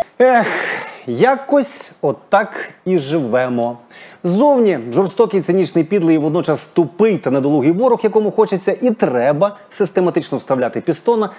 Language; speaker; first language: Ukrainian; native; Ukrainian